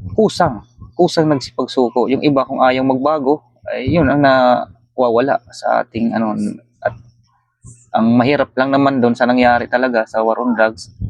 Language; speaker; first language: Filipino; non-native, local second language; Waray